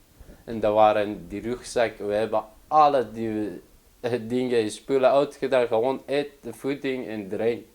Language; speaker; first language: Dutch; non-native, learner; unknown